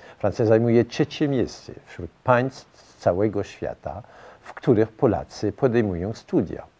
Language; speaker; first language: Polish; non-native, fluent; French